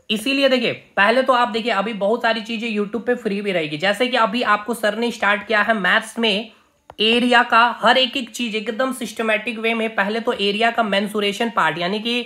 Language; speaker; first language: Hindi; native; Hindi